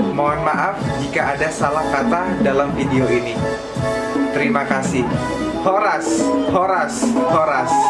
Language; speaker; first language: Indonesian; native; Indonesian